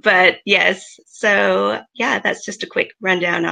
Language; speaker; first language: English; native; English